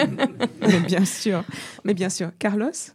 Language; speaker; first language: French; native; French